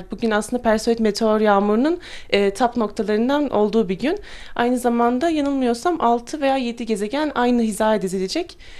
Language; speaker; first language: Turkish; native; Turkish